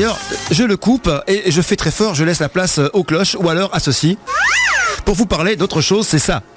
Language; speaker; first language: French; native; French